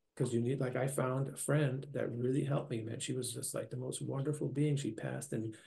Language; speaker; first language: English; native; English